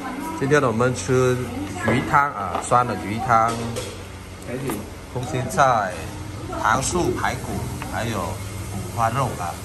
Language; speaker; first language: Chinese; non-native, fluent; Vietnamese